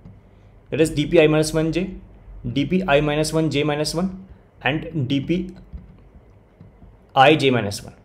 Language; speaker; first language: English; non-native, local second language; Hindi